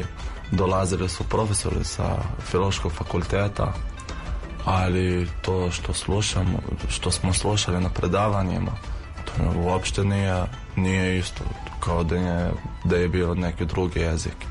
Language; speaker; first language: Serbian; non-native, fluent; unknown